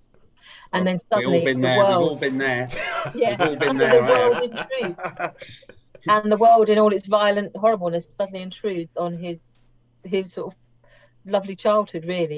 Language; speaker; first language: English; native; English